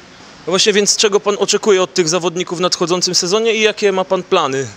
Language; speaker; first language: Polish; native; Polish